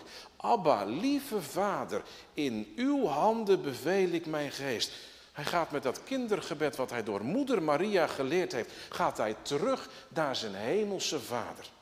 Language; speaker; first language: Dutch; native; Dutch